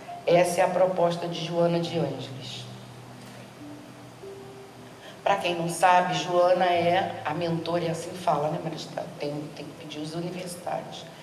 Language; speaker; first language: Portuguese; native; Portuguese